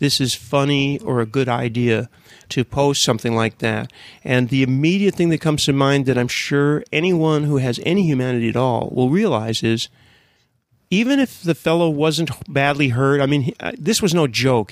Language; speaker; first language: English; native; English